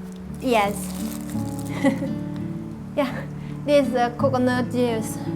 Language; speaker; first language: English; non-native, learner; Vietnamese